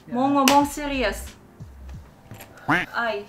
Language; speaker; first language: Indonesian; non-native, fluent; Russian